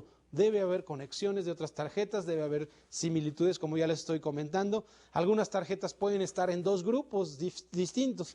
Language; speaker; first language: Spanish; native; Spanish